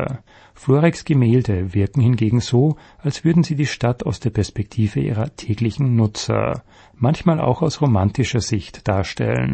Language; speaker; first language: German; native; German